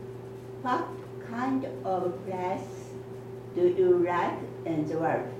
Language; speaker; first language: English; non-native, learner; Chinese